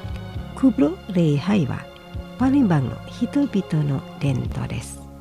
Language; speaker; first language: Japanese; non-native, fluent; Indonesian